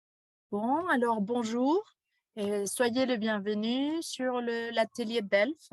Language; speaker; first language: French; non-native, fluent; Spanish